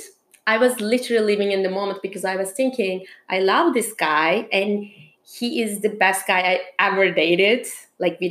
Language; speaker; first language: English; non-native, fluent; Turkish